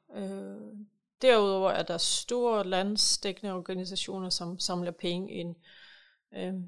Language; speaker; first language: Danish; non-native, fluent; Ukrainian